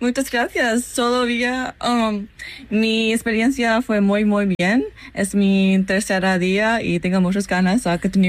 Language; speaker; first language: Spanish; non-native, learner; English